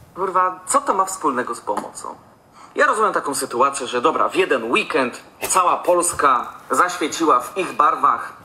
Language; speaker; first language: Polish; native; Polish